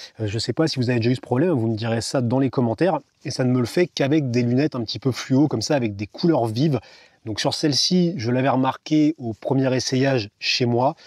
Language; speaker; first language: French; native; French